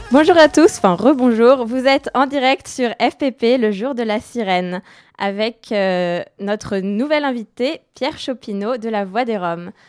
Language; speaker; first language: French; native; French